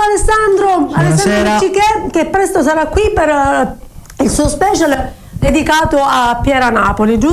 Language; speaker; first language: Italian; native; Italian